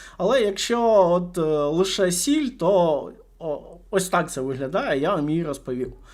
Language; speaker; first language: Ukrainian; non-native, local second language; Russian